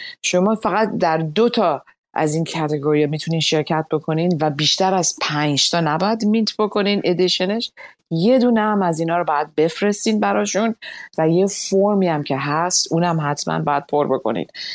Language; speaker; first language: Persian; native; Persian